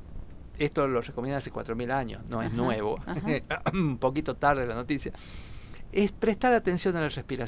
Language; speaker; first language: Spanish; native; Spanish